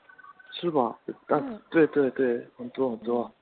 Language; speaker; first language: Chinese; non-native, learner; Korean